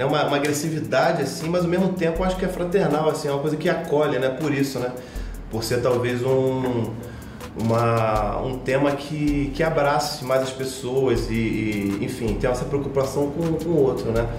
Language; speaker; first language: Portuguese; native; Portuguese